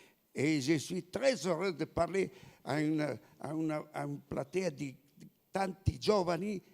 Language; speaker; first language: French; non-native, fluent; Italian